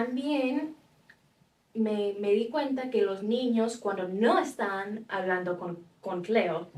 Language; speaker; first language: Spanish; non-native, fluent; English